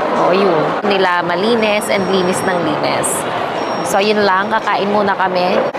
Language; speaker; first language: Filipino; native; Filipino